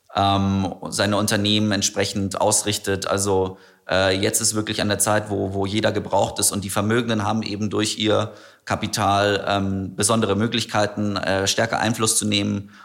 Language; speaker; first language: German; native; German